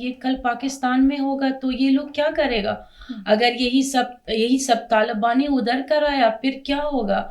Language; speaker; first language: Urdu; non-native, fluent; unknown